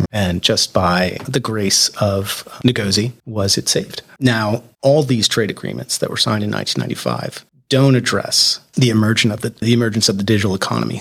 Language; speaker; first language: English; native; English